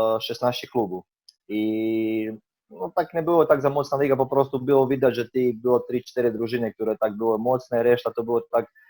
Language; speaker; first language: Polish; non-native, fluent; Croatian